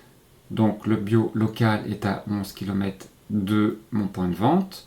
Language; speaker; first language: French; native; French